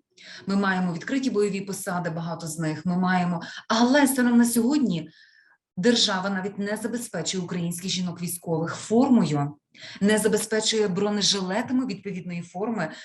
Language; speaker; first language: Ukrainian; native; Ukrainian